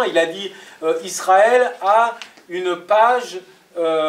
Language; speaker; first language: French; native; French